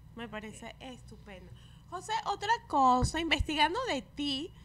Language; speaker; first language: Spanish; native; Spanish